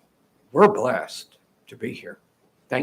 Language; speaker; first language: English; native; English